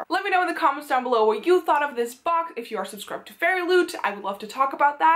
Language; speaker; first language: English; non-native, fluent; Dutch